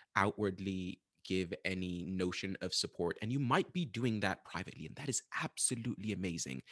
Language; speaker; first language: English; non-native, fluent; Arabic